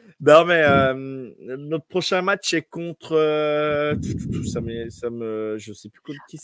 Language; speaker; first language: French; native; French